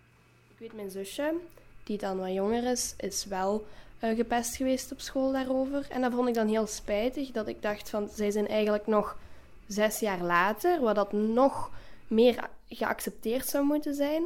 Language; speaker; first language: Dutch; native; Dutch